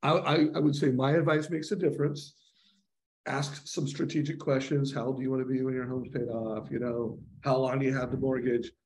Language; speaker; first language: English; native; English